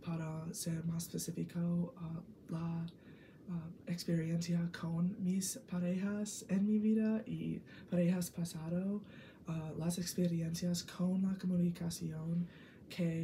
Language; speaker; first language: Spanish; non-native, learner; English